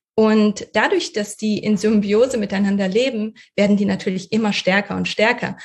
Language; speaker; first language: German; early bilingual, other home language; Russian